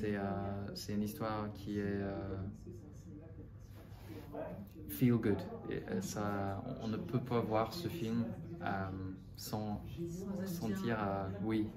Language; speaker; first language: French; non-native, fluent; English